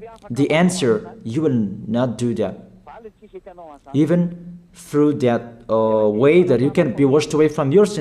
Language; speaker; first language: English; non-native, fluent; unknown